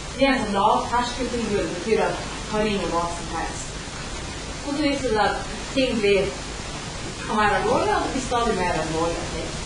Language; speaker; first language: Norwegian; native; Norwegian